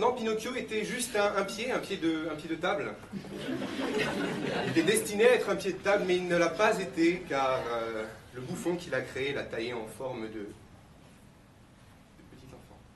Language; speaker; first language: French; native; French